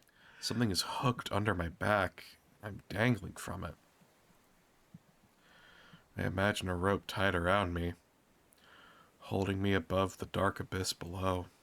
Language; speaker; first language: English; native; English